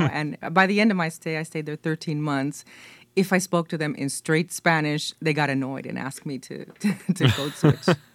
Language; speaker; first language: English; early bilingual, other home language; Spanish